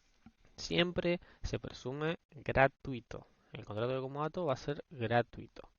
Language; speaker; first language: Spanish; native; Spanish